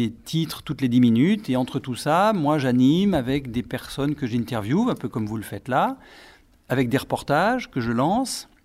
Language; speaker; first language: French; native; French